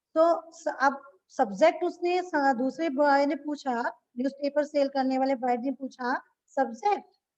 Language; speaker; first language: Hindi; native; Hindi